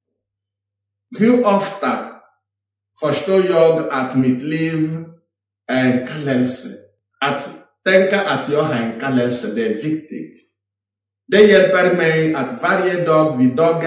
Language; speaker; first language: Swedish; non-native, fluent; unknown